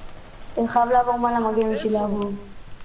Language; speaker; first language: Hebrew; native; Hebrew